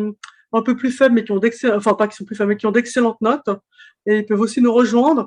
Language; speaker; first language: French; native; French